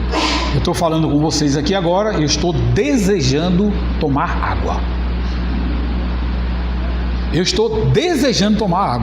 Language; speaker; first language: Portuguese; native; Portuguese